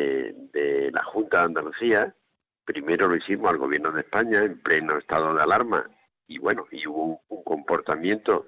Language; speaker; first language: Spanish; native; Spanish